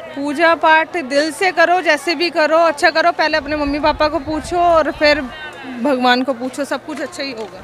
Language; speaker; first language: Hindi; native; Hindi